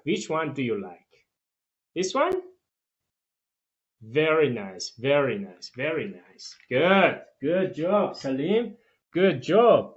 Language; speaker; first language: English; non-native, fluent; Tajik